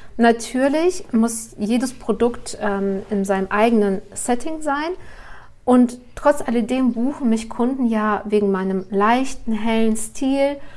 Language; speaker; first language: German; early bilingual, other home language; Russian